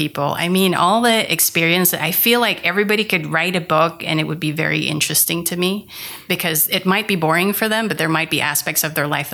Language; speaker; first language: English; non-native, local second language; Filipino